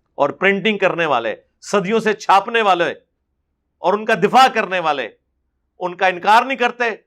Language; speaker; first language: Urdu; non-native, local second language; Punjabi